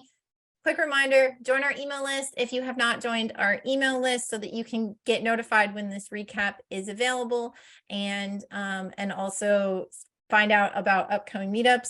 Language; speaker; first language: English; native; English